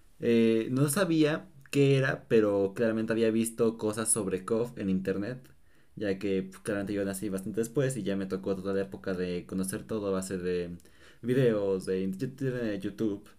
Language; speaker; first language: Spanish; native; Spanish